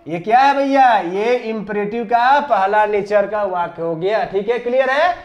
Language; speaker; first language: Hindi; native; Hindi